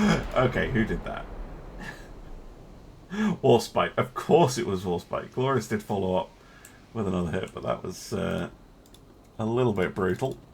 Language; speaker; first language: English; native; English